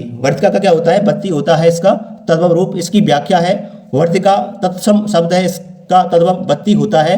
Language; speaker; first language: Hindi; native; Hindi